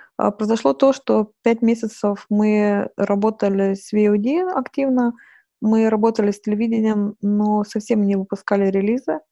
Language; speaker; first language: Russian; non-native, fluent; Lithuanian